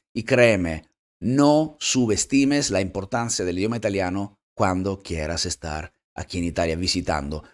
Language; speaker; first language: Spanish; non-native, fluent; Italian